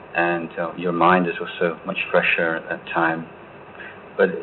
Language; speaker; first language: English; native; English